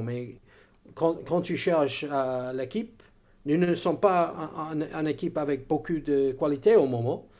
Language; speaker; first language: French; non-native, learner; English